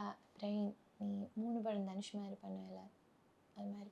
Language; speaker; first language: Tamil; non-native, local second language; Malayalam